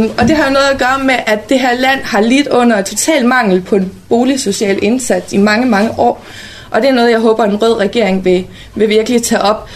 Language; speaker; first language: Danish; native; Danish